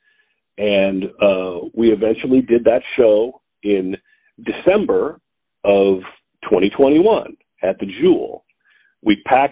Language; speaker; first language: English; native; English